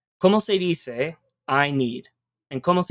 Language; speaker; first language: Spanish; non-native, fluent; English